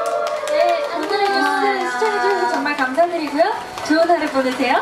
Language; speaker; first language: Korean; native; Korean